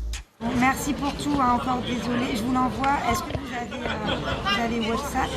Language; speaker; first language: French; native; French